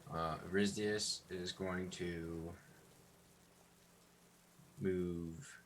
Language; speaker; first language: English; native; English